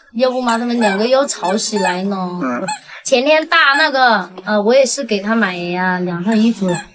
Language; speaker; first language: Chinese; non-native, fluent; Vietnamese